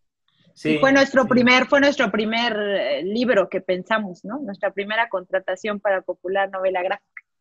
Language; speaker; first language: Spanish; native; Spanish